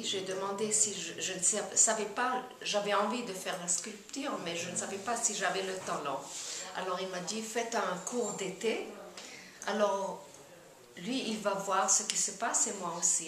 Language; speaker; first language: French; non-native, fluent; German